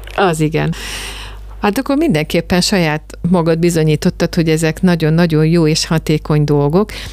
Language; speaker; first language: Hungarian; native; Hungarian